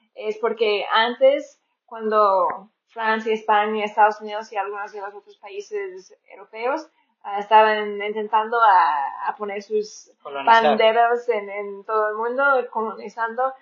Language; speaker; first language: Spanish; non-native, fluent; English